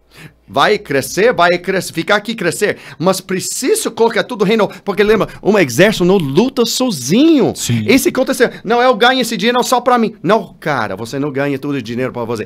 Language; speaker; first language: Portuguese; non-native, learner; English